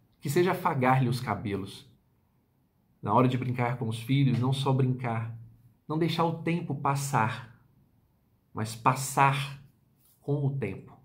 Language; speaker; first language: Portuguese; native; Portuguese